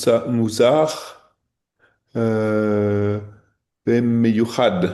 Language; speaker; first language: Hebrew; non-native, learner; French